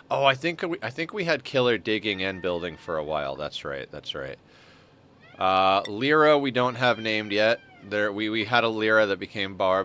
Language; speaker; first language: English; native; English